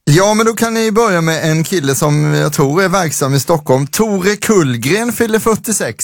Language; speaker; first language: Swedish; native; Swedish